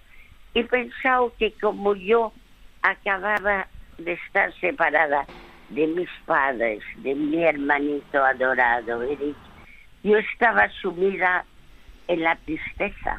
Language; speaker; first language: Spanish; early bilingual, other home language; French